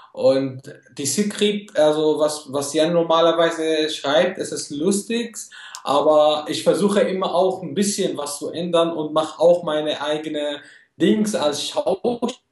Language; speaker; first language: German; non-native, fluent; Arabic